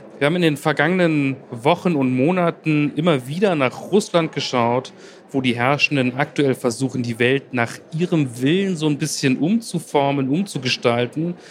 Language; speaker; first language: German; native; German